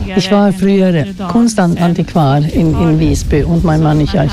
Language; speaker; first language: German; non-native, fluent; Swedish